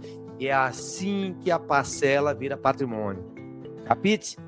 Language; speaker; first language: Portuguese; native; Portuguese